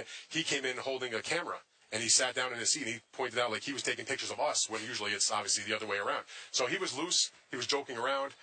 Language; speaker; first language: English; native; English